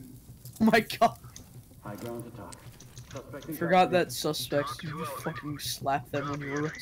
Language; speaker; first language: English; native; English